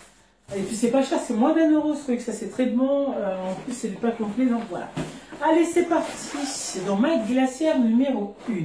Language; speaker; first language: French; native; French